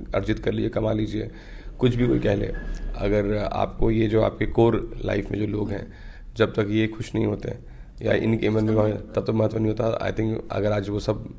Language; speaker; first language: Hindi; native; Hindi